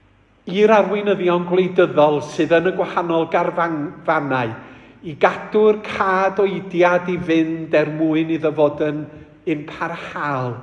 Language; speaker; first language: Welsh; native; Welsh